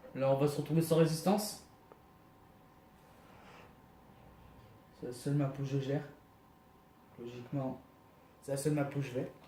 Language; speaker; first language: French; native; French